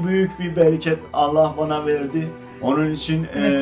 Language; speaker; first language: Turkish; non-native, fluent; Azerbaijani